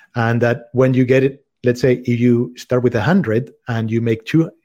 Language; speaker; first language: English; non-native, fluent; Spanish